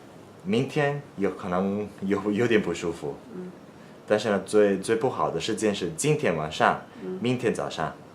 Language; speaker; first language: Chinese; non-native, fluent; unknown